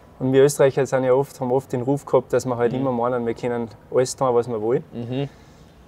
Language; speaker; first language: German; native; German